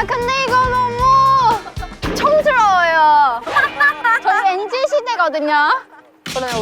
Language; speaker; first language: Korean; non-native, fluent; Chinese